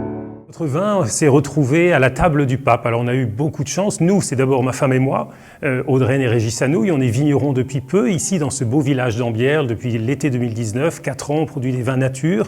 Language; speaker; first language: French; native; French